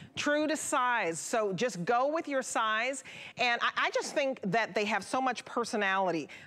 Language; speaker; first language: English; native; English